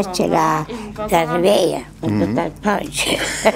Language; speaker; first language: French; non-native, learner; Italian